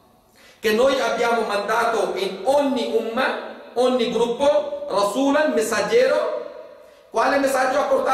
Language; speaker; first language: Italian; non-native, fluent; Urdu